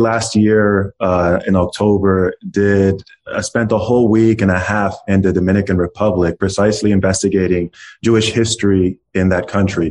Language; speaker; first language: English; native; English